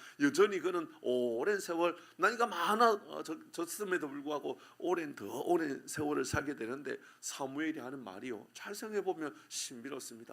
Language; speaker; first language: Korean; native; Korean